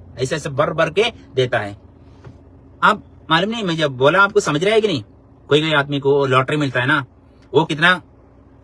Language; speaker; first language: Hindi; non-native, local second language; Malayalam